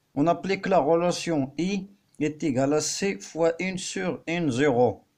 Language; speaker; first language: French; non-native, local second language; Arabic